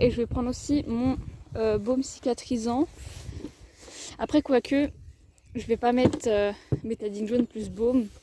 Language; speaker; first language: French; native; French